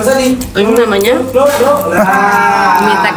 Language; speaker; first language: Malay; non-native, local second language; Javanese